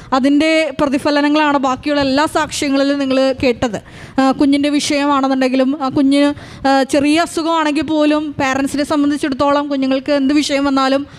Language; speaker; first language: Malayalam; native; Malayalam